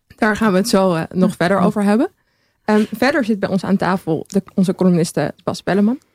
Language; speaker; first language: Dutch; native; Dutch